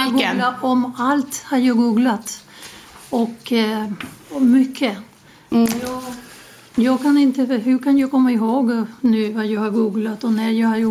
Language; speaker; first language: Swedish; non-native, learner; Spanish